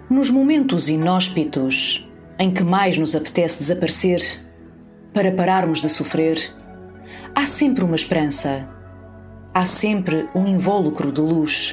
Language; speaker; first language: Portuguese; native; Portuguese